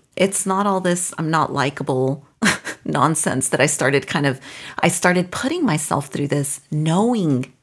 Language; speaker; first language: English; non-native, fluent; Spanish